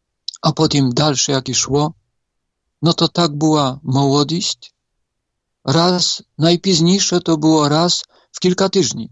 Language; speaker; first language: Polish; non-native, learner; Ukrainian